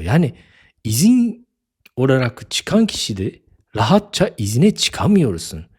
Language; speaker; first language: Turkish; non-native, fluent; Japanese